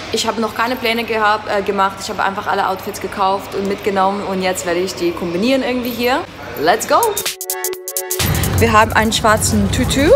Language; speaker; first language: German; non-native, fluent; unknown